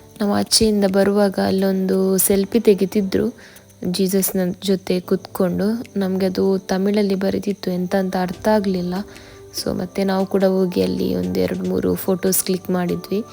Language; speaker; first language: Kannada; non-native, local second language; Tulu